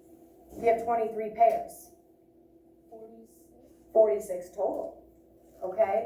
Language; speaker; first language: English; native; English